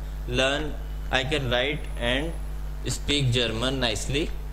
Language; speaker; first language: English; non-native, local second language; Hindi